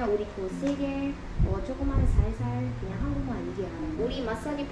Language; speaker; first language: Korean; non-native, learner; Vietnamese